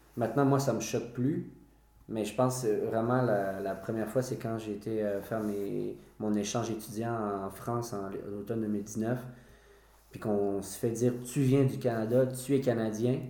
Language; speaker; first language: French; native; French